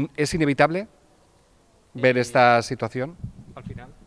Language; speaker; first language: Spanish; non-native, local second language; Catalan